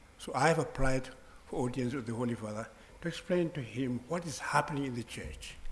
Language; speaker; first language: English; non-native, local second language; Southern Sotho